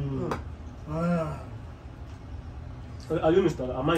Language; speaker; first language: Japanese; non-native, learner; Indonesian